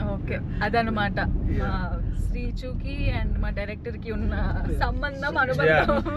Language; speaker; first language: Telugu; native; Telugu